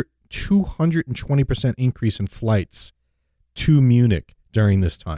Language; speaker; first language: English; native; English